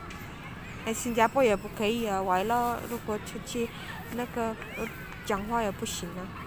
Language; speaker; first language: Chinese; non-native, learner; Javanese